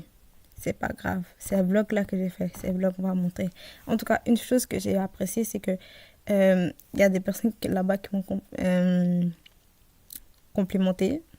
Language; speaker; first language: French; early bilingual, other home language; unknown